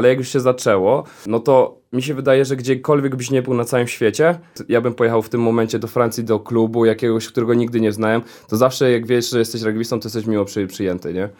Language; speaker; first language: Polish; early bilingual, heritage; Polish